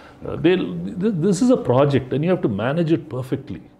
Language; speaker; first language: English; non-native, local second language; Telugu